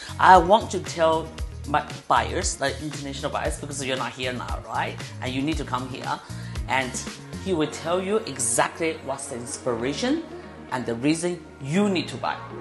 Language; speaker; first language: English; non-native, fluent; Chinese